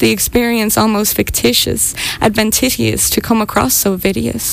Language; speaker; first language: English; native; English